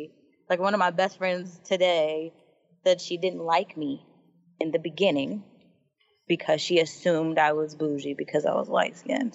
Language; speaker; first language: English; native; English